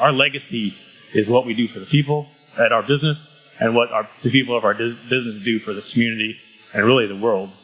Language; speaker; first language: English; native; English